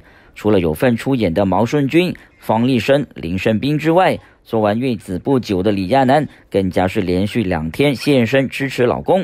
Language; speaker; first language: Chinese; non-native, local second language; Cantonese